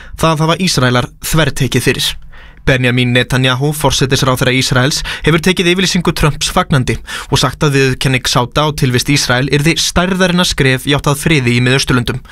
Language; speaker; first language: Icelandic; native; Icelandic